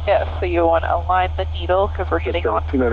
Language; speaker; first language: English; native; English